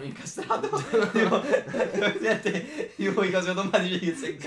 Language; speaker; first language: Italian; native; Italian